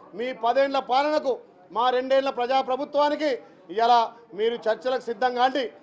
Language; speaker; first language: Telugu; native; Telugu